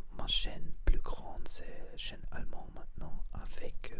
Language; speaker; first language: French; non-native, learner; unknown